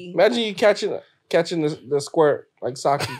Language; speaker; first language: English; native; English